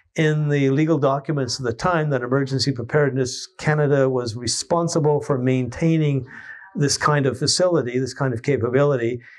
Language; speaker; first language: English; native; English